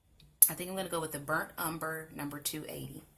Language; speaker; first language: English; native; English